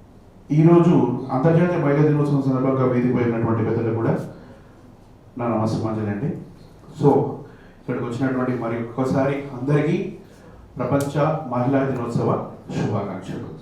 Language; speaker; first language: Telugu; native; Telugu